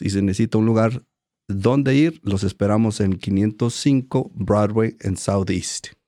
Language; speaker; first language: Spanish; native; Spanish